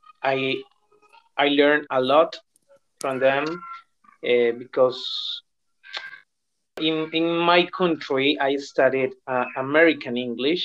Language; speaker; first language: English; non-native, learner; Spanish